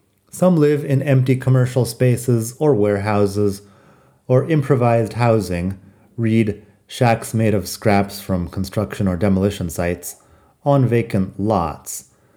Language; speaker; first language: English; native; English